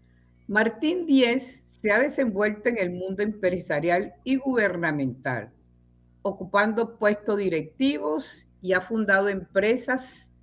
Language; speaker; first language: Spanish; native; Spanish